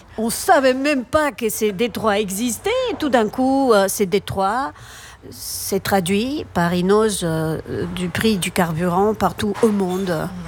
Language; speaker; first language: French; non-native, fluent; Spanish